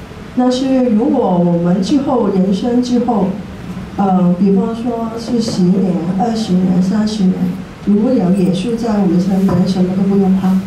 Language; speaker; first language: Chinese; non-native, local second language; Cantonese